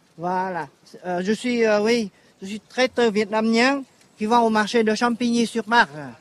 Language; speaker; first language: French; non-native, learner; Vietnamese